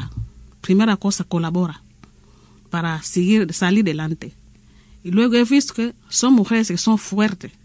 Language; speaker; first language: Spanish; non-native, learner; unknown